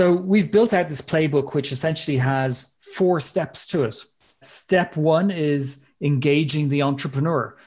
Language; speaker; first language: English; native; English